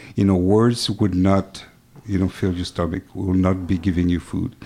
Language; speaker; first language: English; non-native, fluent; French